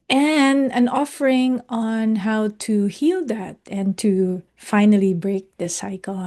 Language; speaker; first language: English; non-native, local second language; Filipino